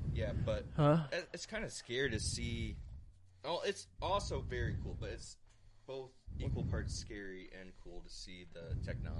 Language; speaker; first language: English; native; English